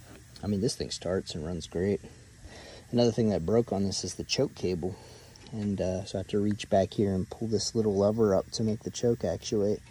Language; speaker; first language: English; native; English